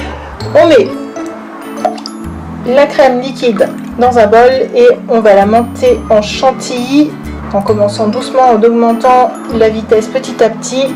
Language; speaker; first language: French; native; French